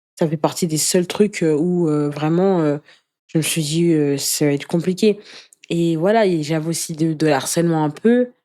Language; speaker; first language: French; early bilingual, other home language; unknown